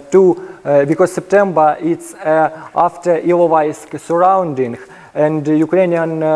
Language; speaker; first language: English; non-native, learner; Ukrainian